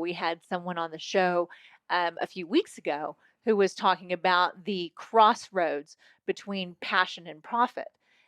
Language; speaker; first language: English; native; English